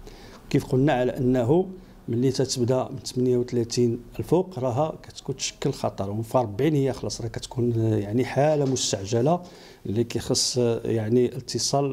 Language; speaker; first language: Arabic; native; Arabic